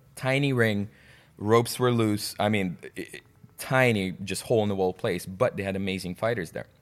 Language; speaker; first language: English; non-native, fluent; Russian